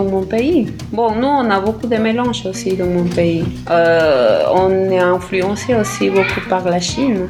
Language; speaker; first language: French; non-native, fluent; Spanish